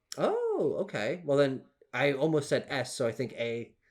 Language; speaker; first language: English; native; English